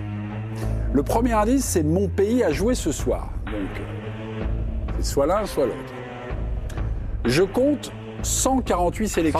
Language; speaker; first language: French; native; French